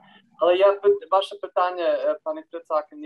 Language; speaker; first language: Ukrainian; non-native, learner; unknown